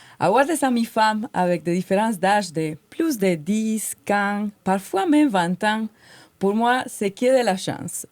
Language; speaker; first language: French; non-native, fluent; Spanish